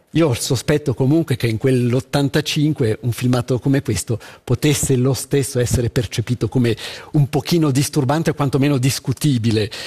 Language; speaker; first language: Italian; native; Italian